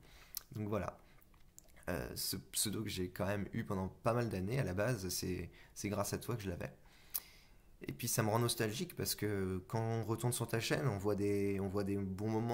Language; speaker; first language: French; native; French